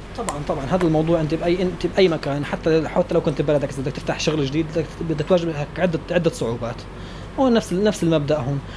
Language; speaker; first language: Arabic; native; Arabic